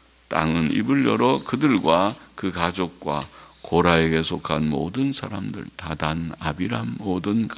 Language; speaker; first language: Korean; native; Korean